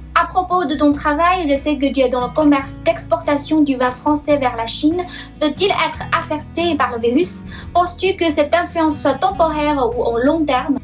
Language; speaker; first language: French; non-native, fluent; Chinese